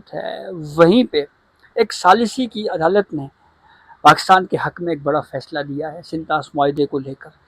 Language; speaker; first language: Urdu; non-native, local second language; Punjabi